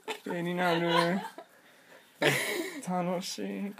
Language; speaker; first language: Japanese; non-native, learner; English